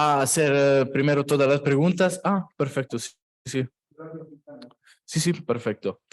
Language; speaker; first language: Spanish; non-native, learner; Italian